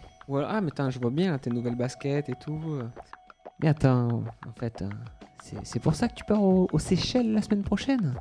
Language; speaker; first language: French; native; French